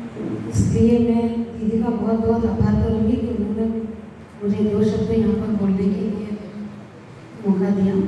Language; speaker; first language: Hindi; non-native, local second language; Gujarati